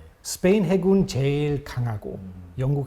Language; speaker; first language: Korean; non-native, fluent; English